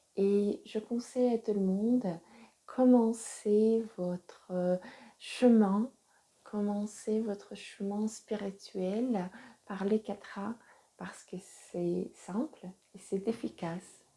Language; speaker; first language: French; non-native, fluent; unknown